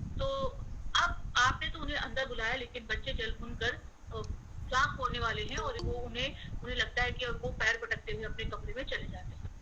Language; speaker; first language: Hindi; native; Hindi